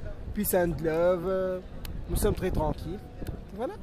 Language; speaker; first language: French; non-native, local second language; Arabic